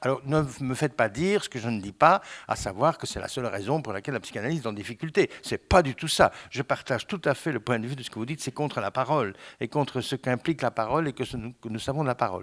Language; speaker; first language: French; native; French